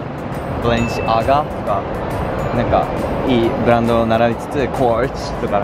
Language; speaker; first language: Japanese; native; Japanese